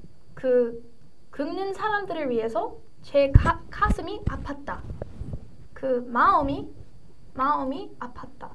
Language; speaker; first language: Korean; early bilingual, heritage; English